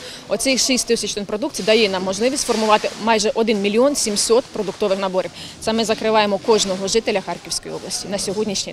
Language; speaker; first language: Ukrainian; native; Ukrainian